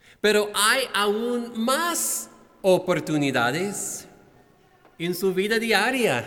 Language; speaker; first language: Spanish; non-native, fluent; English